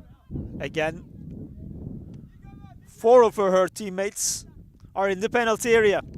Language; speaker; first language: English; non-native, fluent; Turkish